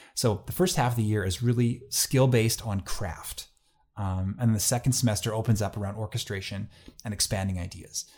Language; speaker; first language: English; native; English